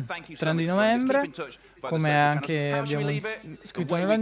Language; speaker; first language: Italian; native; Italian